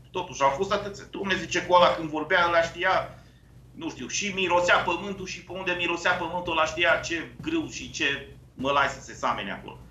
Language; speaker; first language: Romanian; native; Romanian